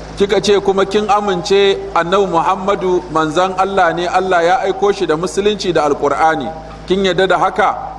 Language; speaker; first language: Hausa; native; Hausa